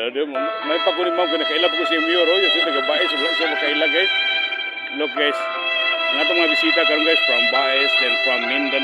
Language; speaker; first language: Filipino; non-native, local second language; Cebuano